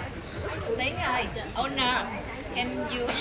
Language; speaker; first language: English; non-native, local second language; Vietnamese